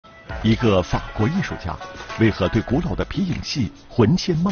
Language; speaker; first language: Chinese; native; Chinese